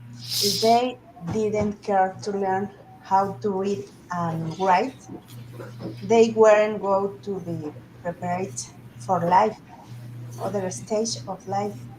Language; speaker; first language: English; non-native, learner; Spanish